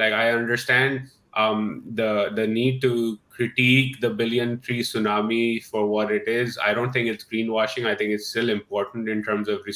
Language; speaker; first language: English; non-native, local second language; Urdu